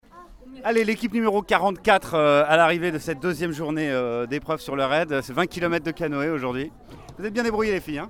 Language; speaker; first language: French; native; French